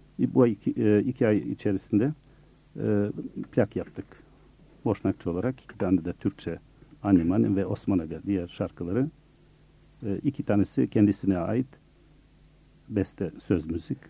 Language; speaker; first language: Turkish; early bilingual, other home language; Bosnian